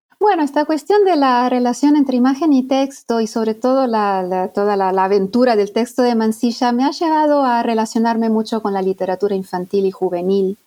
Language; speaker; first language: Spanish; non-native, fluent; Italian